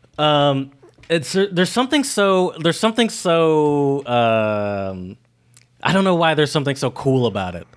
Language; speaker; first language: English; native; English